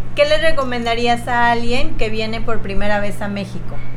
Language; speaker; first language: Spanish; native; Spanish